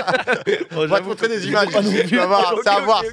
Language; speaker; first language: French; native; French